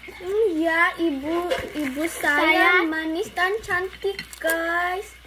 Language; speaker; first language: Indonesian; early bilingual, heritage; English